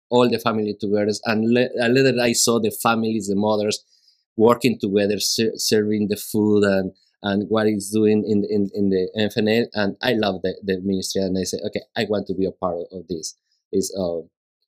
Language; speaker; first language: English; non-native, learner; Spanish